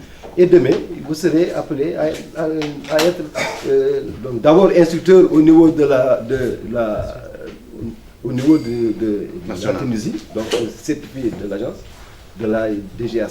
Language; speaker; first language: French; non-native, local second language; Wolof